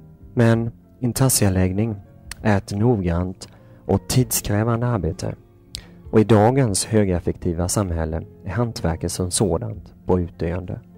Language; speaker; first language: Swedish; native; Swedish